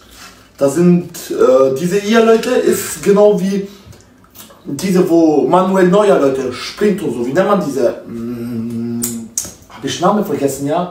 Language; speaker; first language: German; non-native, learner; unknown